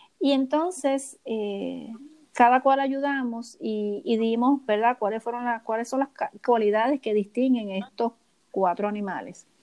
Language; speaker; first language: Spanish; native; Spanish